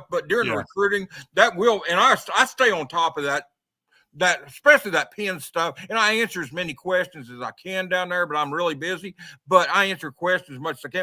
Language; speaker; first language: English; native; English